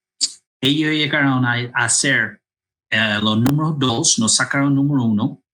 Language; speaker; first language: Spanish; non-native, fluent; English